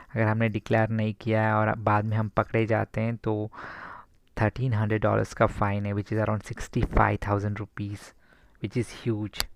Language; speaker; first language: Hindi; non-native, local second language; Kannada